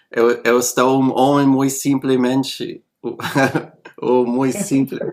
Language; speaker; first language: Portuguese; non-native, learner; English